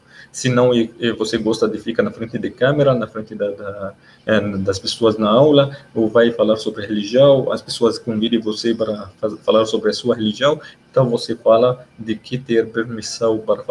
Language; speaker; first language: Portuguese; non-native, learner; Arabic